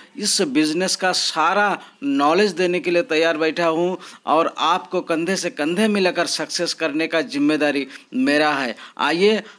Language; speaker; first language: Hindi; native; Hindi